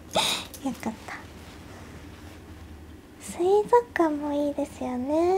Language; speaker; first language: Japanese; native; Japanese